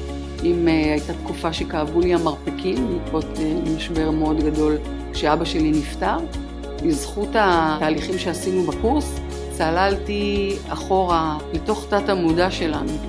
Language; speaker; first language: Hebrew; native; Hebrew